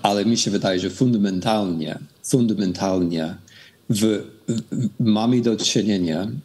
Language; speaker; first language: Polish; non-native, fluent; English